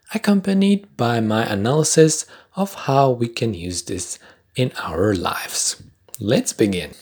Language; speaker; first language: English; non-native, fluent; Polish